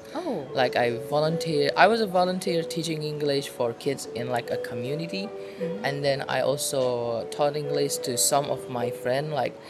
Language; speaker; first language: English; non-native, fluent; Indonesian